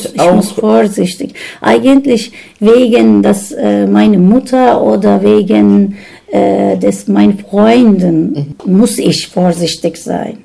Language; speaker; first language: German; non-native, learner; Turkish